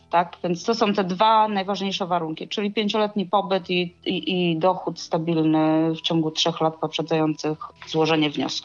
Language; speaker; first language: Polish; native; Polish